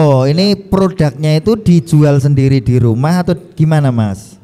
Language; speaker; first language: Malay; non-native, local second language; Javanese